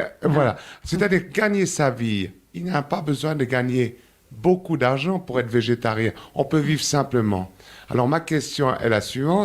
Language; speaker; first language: French; native; French